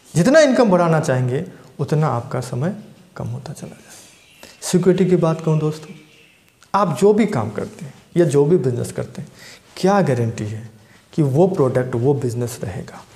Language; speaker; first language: Hindi; non-native, local second language; Bangla